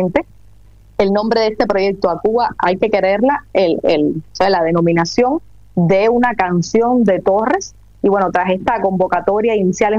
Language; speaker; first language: Spanish; native; Spanish